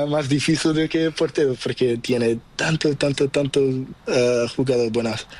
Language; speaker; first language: Spanish; non-native, learner; Portuguese